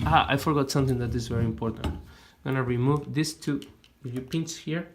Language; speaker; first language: English; non-native, fluent; Spanish